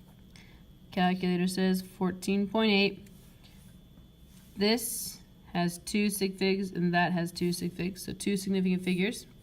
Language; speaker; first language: English; native; English